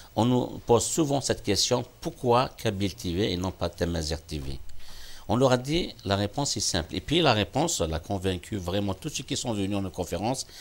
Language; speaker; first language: French; non-native, local second language; Kabyle